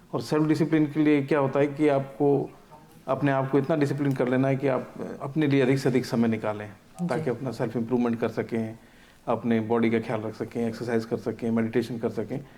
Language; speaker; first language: Hindi; native; Hindi